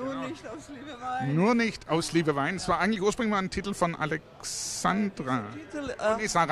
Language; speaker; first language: German; native; German